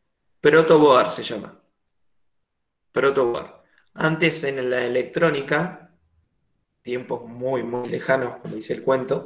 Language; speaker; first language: Spanish; native; Spanish